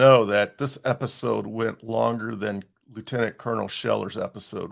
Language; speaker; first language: English; native; English